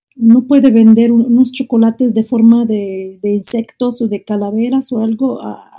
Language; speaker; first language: Spanish; non-native, fluent; Arabic